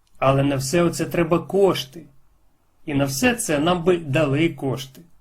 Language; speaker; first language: Ukrainian; non-native, local second language; Russian